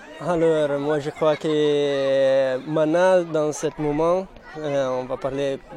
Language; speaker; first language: French; non-native, fluent; Italian